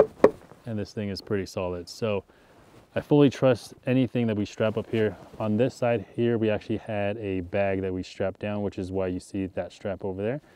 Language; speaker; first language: English; native; English